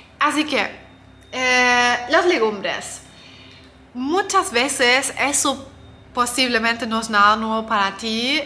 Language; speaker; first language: Spanish; non-native, fluent; German